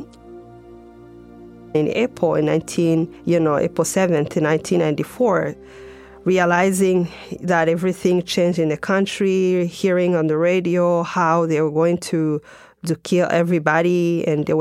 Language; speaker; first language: English; non-native, local second language; Kinyarwanda